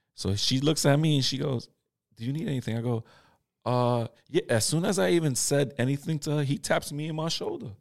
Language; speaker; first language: English; native; English